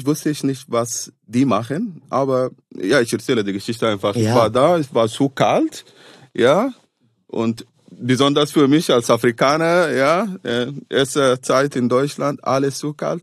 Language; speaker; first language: German; non-native, fluent; Arabic